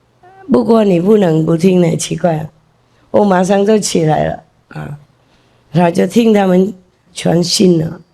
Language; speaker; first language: Chinese; non-native, fluent; Vietnamese